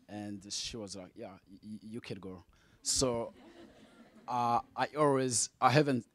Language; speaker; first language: English; non-native, fluent; Rundi